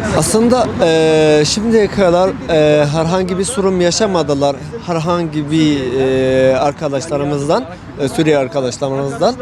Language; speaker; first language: Turkish; non-native, fluent; Arabic